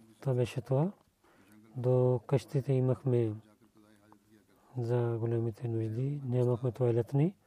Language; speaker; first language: Bulgarian; non-native, learner; Urdu